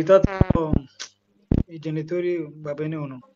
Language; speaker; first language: Italian; non-native, learner; Bangla